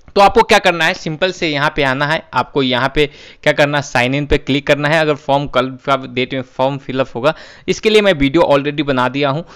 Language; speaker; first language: Hindi; native; Hindi